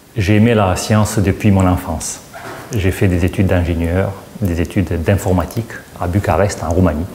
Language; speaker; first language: French; non-native, fluent; Romanian